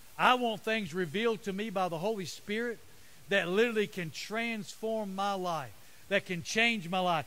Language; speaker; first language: English; native; English